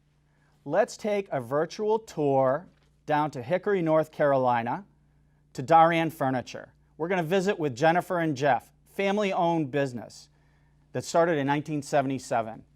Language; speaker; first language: English; native; English